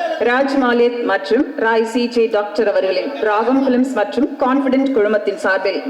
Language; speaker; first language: Tamil; native; Tamil